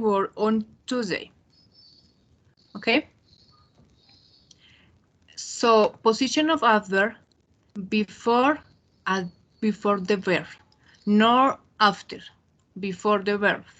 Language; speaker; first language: English; non-native, fluent; Spanish